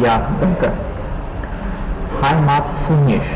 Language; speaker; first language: German; non-native, learner; Portuguese